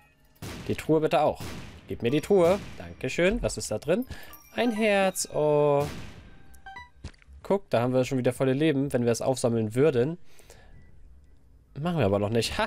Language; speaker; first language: German; native; German